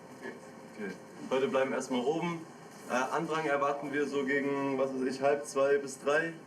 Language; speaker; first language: German; native; German